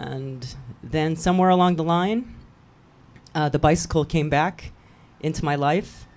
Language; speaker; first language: English; native; English